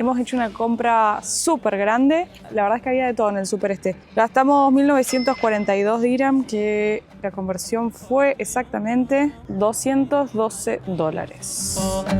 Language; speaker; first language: Spanish; native; Spanish